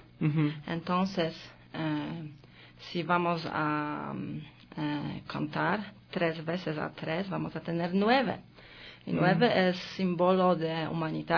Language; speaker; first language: Spanish; non-native, learner; Polish